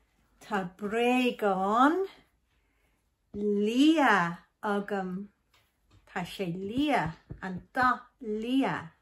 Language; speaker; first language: Irish; non-native, local second language; English